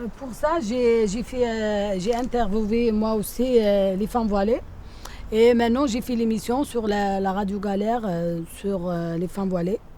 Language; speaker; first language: French; non-native, local second language; Arabic